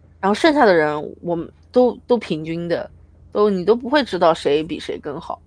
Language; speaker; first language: Chinese; native; Chinese